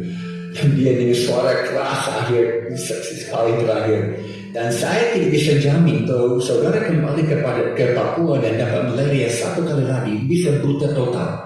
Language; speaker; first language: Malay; non-native, fluent; English